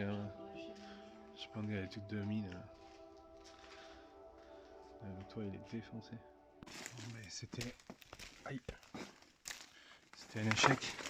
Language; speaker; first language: French; native; French